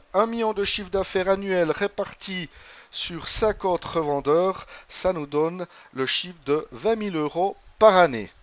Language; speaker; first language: French; native; French